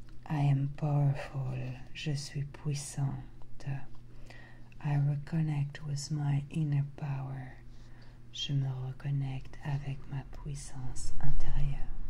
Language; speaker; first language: French; native; French